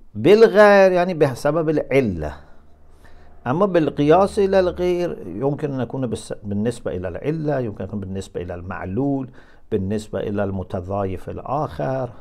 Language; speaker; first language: Arabic; non-native, fluent; Persian